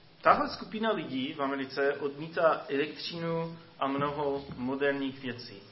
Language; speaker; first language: Czech; non-native, fluent; English